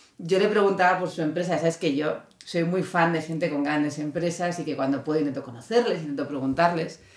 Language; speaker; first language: Spanish; native; Spanish